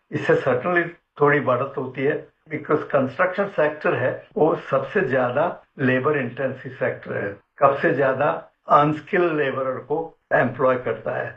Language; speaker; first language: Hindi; non-native, local second language; Gujarati